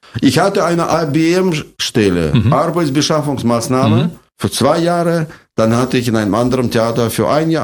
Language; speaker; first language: German; non-native, fluent; Russian